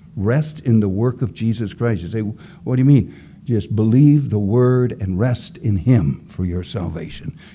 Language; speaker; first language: English; native; English